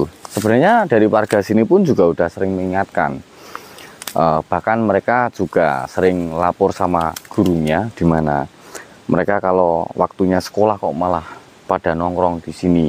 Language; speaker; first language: Indonesian; native; Indonesian